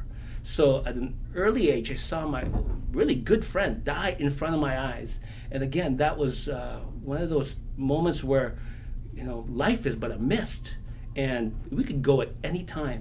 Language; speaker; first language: English; non-native, local second language; Filipino